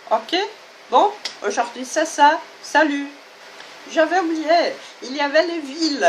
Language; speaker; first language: French; non-native, fluent; Portuguese